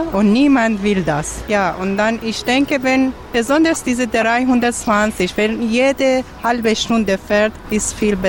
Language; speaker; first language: German; non-native, learner; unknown